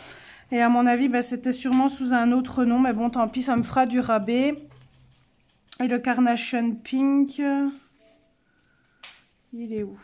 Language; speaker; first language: French; native; French